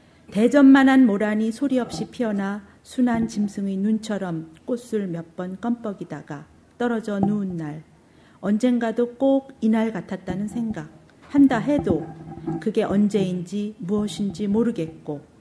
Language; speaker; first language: Korean; native; Korean